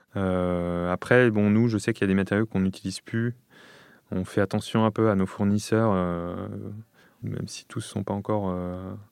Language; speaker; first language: French; native; French